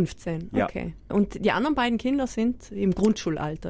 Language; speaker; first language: German; native; German